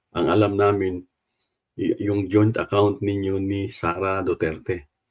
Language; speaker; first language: Filipino; non-native, local second language; Cebuano